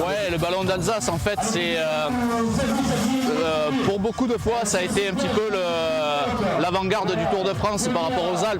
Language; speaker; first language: French; native; French